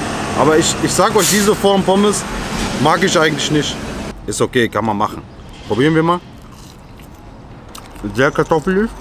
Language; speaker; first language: German; non-native, local second language; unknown